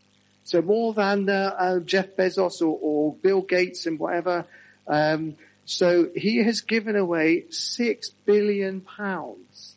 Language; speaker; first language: English; native; English